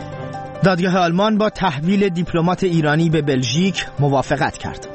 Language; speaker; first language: Persian; native; Persian